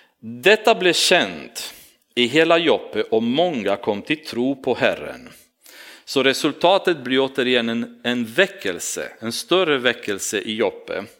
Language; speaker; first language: Swedish; non-native, fluent; Romanian